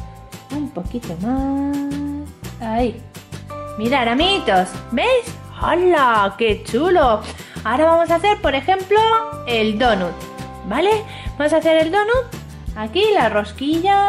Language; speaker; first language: Spanish; native; Spanish